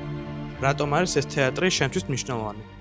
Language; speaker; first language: Georgian; native; Georgian